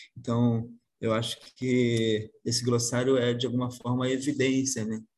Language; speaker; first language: Portuguese; native; Portuguese